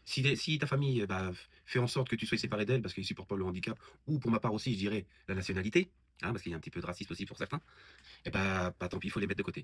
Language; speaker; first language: French; native; French